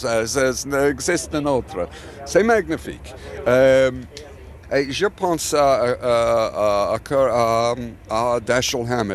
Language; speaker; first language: French; non-native, learner; English